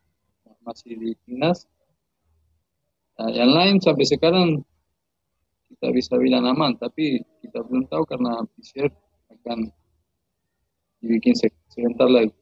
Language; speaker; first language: Indonesian; non-native, fluent; Spanish